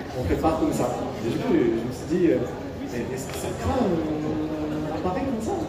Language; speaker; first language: French; non-native, fluent; Japanese